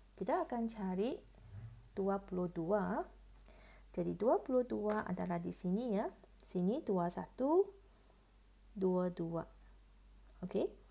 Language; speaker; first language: Malay; non-native, local second language; Chinese